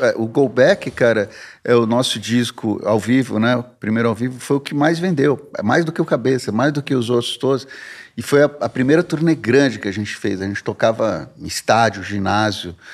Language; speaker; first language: Portuguese; early bilingual, heritage; Portuguese